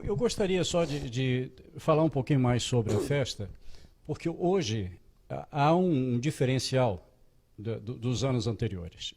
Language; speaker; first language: Portuguese; native; Portuguese